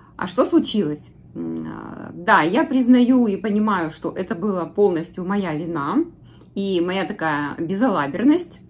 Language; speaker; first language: Russian; native; Russian